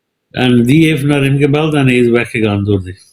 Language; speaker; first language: Dutch; non-native, fluent; Punjabi